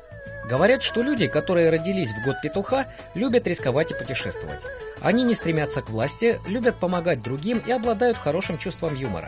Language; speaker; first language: Russian; native; Russian